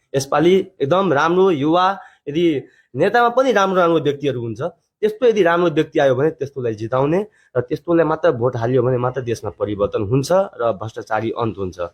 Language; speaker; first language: Nepali; non-native, local second language; Maithili